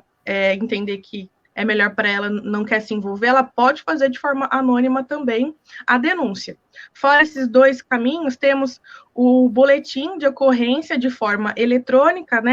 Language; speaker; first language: Portuguese; native; Portuguese